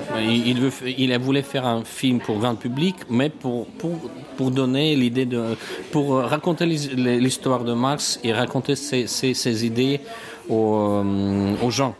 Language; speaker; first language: French; non-native, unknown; Russian